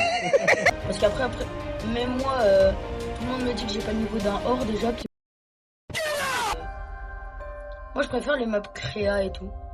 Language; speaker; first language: French; native; French